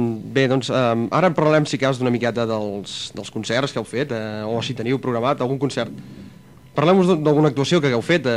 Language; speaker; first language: Catalan; native; Catalan